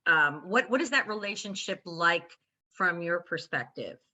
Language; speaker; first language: English; native; English